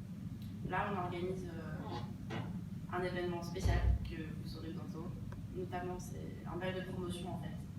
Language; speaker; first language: French; native; French